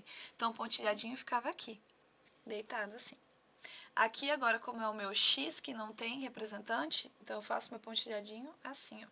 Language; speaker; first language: Portuguese; native; Portuguese